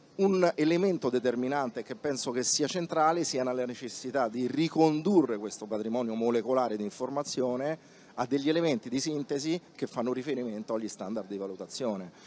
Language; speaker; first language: Italian; native; Italian